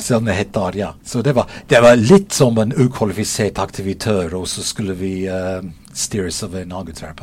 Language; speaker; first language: Norwegian; non-native, fluent; English